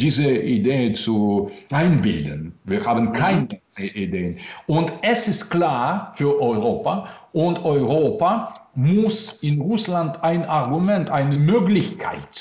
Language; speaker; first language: German; non-native, learner; Russian